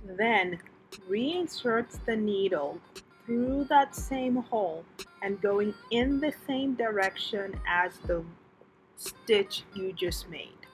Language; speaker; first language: English; native; English